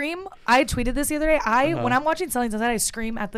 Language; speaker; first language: English; native; English